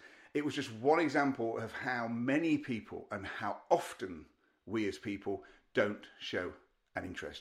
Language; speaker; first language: English; native; English